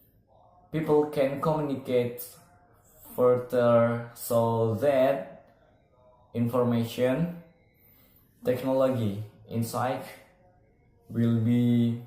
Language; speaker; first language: English; non-native, learner; Indonesian